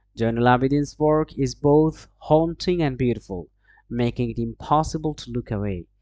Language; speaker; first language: English; non-native, local second language; Bangla